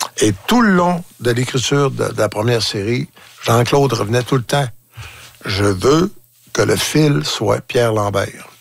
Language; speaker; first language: French; native; French